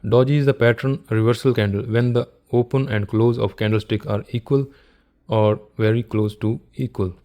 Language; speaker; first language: English; non-native, local second language; Punjabi